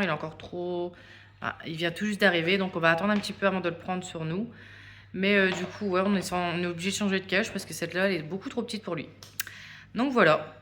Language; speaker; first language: French; native; French